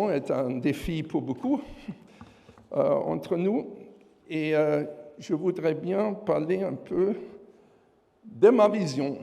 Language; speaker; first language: French; non-native, fluent; German